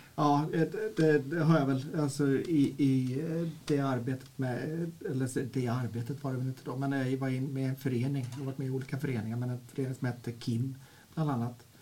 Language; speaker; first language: Swedish; native; Swedish